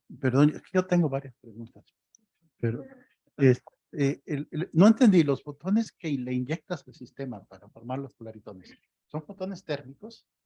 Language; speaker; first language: Spanish; native; Spanish